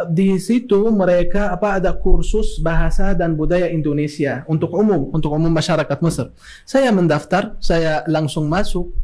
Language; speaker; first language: Indonesian; non-native, fluent; Arabic